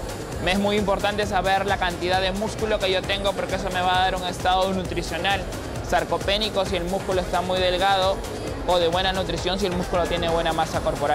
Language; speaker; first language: Spanish; native; Spanish